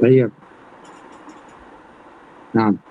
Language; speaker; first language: Arabic; non-native, learner; Urdu